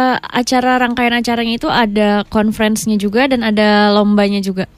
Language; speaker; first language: Indonesian; native; Indonesian